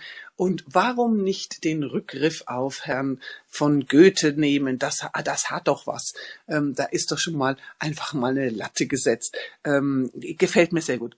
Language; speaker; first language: German; native; German